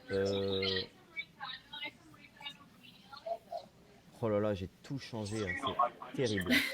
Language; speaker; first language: French; native; French